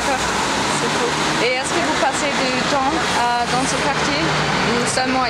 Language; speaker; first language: French; non-native, learner; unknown